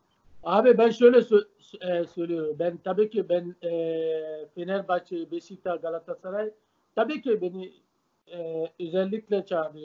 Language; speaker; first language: Turkish; non-native, learner; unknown